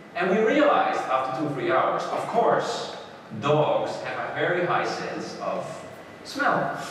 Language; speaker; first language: English; non-native, fluent; Dutch